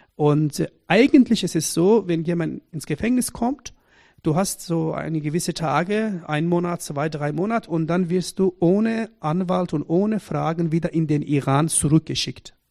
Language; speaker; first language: German; non-native, fluent; Persian